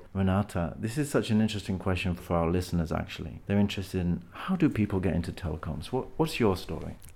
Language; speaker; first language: English; native; English